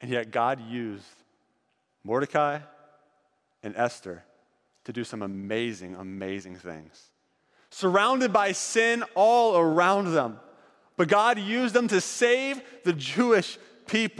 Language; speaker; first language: English; native; English